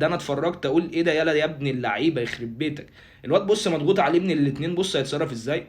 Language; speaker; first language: Arabic; native; Arabic